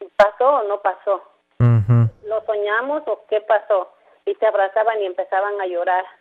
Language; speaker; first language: Spanish; native; Spanish